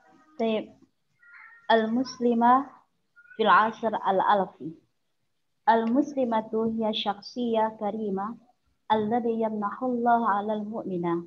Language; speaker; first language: Arabic; non-native, learner; Indonesian